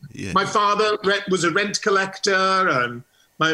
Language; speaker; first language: English; native; English